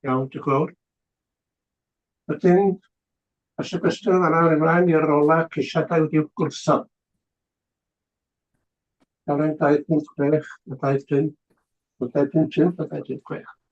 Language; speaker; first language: Welsh; native; Welsh